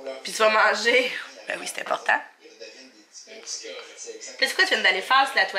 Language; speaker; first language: French; native; French